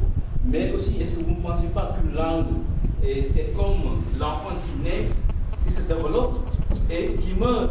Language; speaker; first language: French; non-native, local second language; Wolof